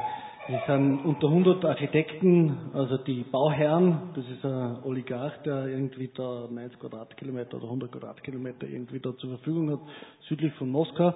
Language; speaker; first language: German; native; German